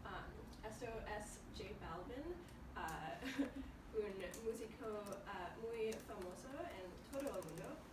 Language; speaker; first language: Spanish; non-native, learner; English